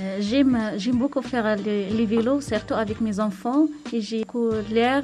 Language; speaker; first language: French; non-native, learner; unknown